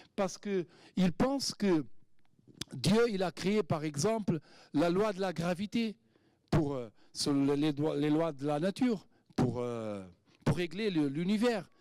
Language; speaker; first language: French; non-native, fluent; Portuguese